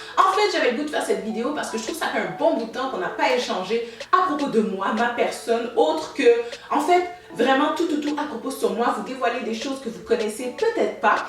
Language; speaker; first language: French; native; French